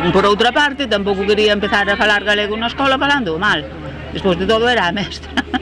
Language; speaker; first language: Galician; non-native, local second language; Spanish